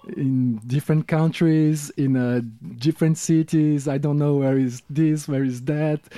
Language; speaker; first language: English; non-native, fluent; Portuguese